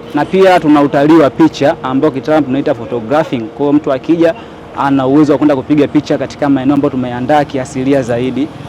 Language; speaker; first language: Swahili; native; Swahili